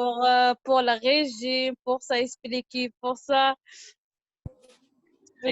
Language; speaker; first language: French; non-native, learner; Arabic